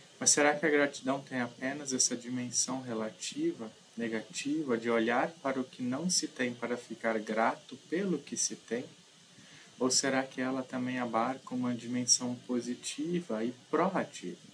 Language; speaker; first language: Portuguese; native; Portuguese